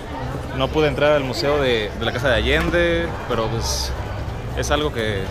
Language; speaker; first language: Spanish; native; Spanish